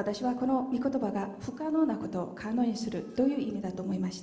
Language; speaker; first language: Japanese; non-native, fluent; Korean